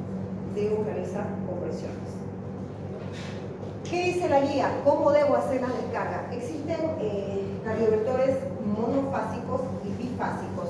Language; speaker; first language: Spanish; native; Spanish